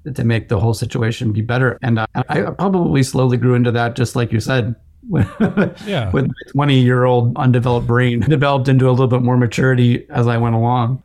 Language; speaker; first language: English; native; English